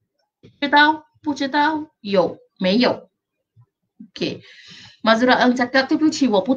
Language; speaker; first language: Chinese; non-native, local second language; Malay